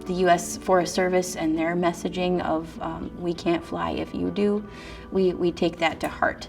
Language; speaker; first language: English; native; English